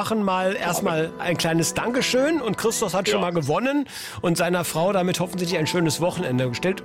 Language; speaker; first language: German; native; German